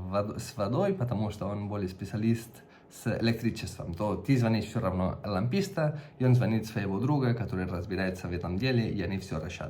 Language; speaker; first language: Russian; non-native, fluent; Catalan